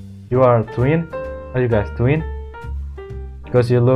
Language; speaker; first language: English; non-native, fluent; Indonesian